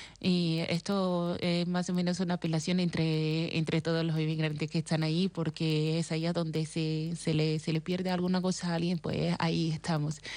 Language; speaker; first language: Spanish; non-native, fluent; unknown